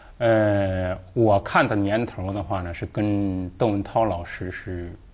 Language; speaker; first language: Chinese; native; Chinese